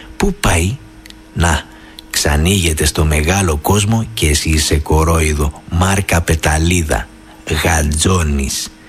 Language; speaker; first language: Greek; native; Greek